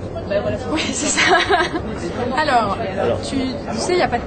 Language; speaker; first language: French; native; French